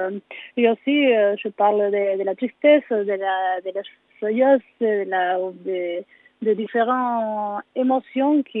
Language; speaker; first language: French; non-native, learner; Spanish